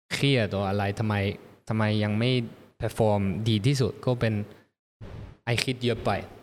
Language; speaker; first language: Thai; early bilingual, heritage; Thai